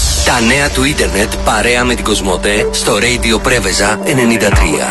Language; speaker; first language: Greek; native; Greek